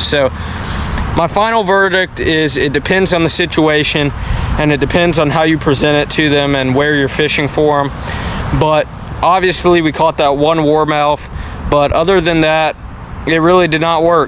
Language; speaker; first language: English; native; English